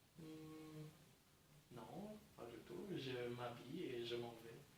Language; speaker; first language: French; non-native, fluent; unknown